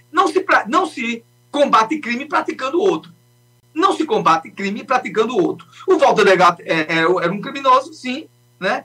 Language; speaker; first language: Portuguese; native; Portuguese